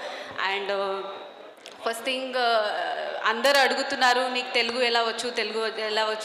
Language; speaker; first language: Telugu; non-native, local second language; Marathi